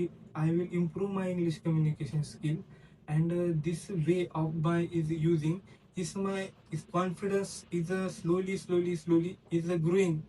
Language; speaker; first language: English; non-native, learner; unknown